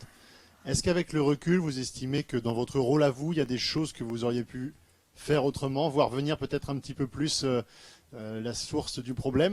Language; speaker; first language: French; native; French